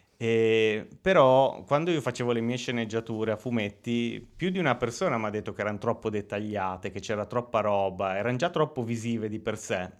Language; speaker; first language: Italian; native; Italian